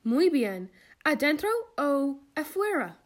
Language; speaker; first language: Spanish; non-native, learner; English